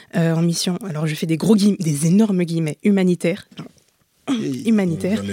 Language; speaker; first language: French; native; French